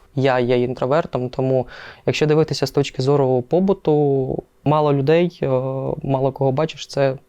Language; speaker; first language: Ukrainian; non-native, local second language; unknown